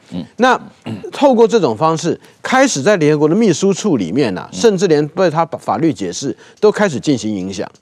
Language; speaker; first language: Chinese; native; Chinese